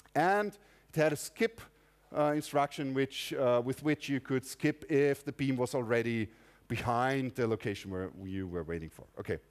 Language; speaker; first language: English; non-native, fluent; German